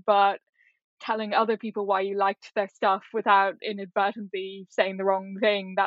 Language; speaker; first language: English; native; English